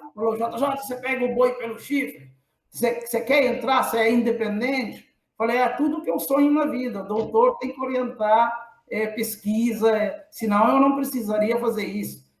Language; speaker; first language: Portuguese; non-native, local second language; Kabuverdianu